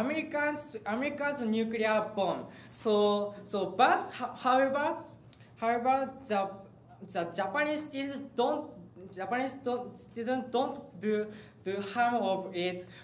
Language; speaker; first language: English; non-native, learner; Japanese